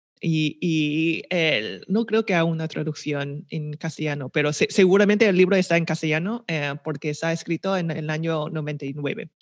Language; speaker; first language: Spanish; non-native, fluent; Chinese